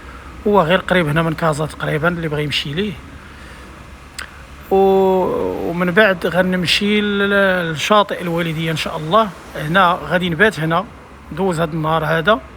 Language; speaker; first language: Arabic; native; Arabic